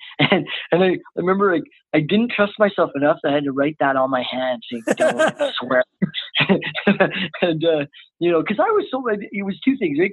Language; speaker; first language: English; native; English